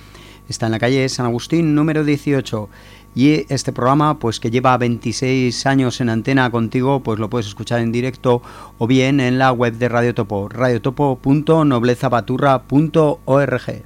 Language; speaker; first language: Spanish; native; Spanish